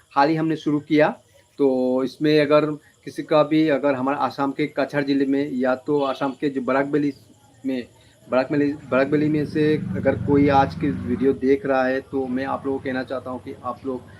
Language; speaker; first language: Hindi; non-native, local second language; Bangla